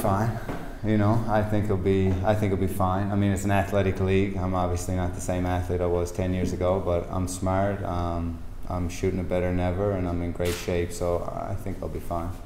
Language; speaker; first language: English; native; English